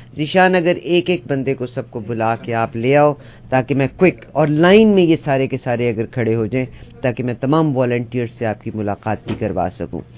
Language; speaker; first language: Urdu; native; Urdu